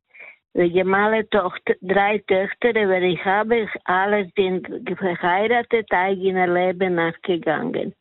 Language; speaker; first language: German; non-native, learner; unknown